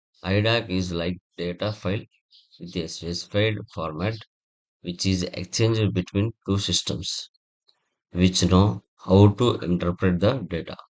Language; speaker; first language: English; non-native, local second language; Telugu